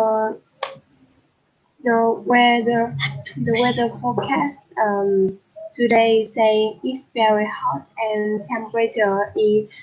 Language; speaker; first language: English; non-native, learner; Vietnamese